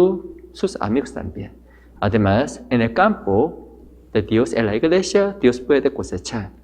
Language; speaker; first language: Spanish; non-native, fluent; Korean